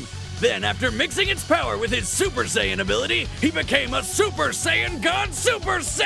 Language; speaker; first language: English; native; English